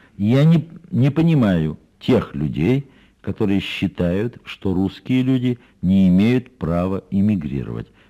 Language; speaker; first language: Russian; native; Russian